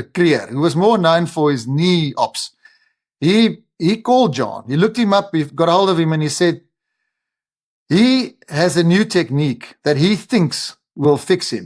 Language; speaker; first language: English; non-native, local second language; Afrikaans